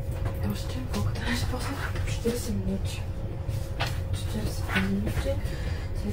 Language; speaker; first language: Bulgarian; native; Bulgarian